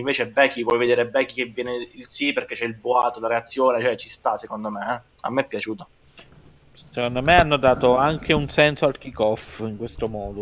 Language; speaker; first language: Italian; native; Italian